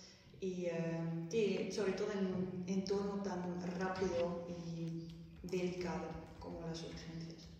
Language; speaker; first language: Spanish; non-native, fluent; Dutch